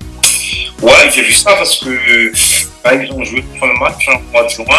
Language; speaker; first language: French; non-native, local second language; Malagasy